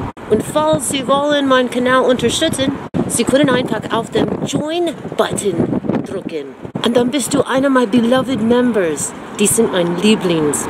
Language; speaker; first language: German; non-native, fluent; English